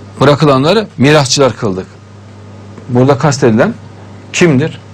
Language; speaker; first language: Turkish; native; Turkish